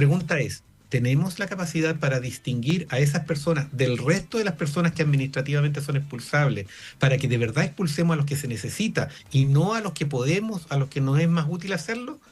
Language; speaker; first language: Spanish; native; Spanish